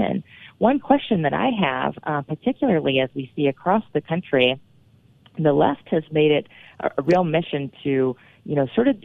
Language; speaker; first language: English; native; English